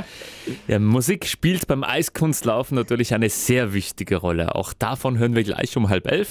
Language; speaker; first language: German; native; German